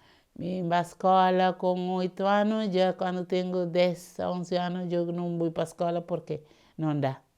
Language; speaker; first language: Portuguese; non-native, learner; Kabuverdianu